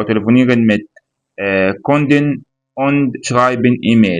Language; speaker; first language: German; non-native, fluent; Arabic